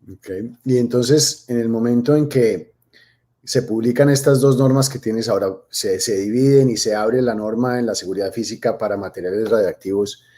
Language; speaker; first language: Spanish; native; Spanish